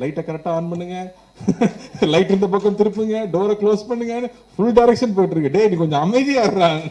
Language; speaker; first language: Tamil; native; Tamil